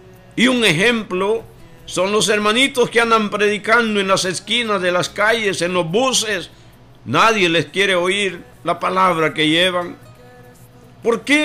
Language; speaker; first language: Spanish; native; Spanish